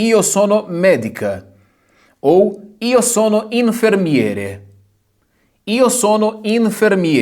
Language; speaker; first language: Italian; non-native, fluent; Portuguese